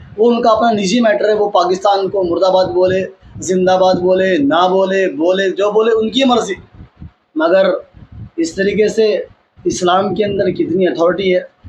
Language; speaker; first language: Hindi; native; Hindi